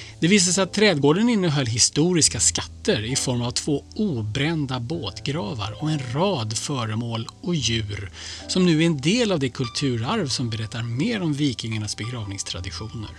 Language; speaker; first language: Swedish; native; Swedish